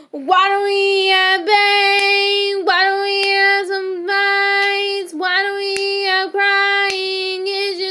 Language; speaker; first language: English; native; English